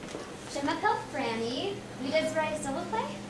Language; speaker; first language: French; non-native, learner; English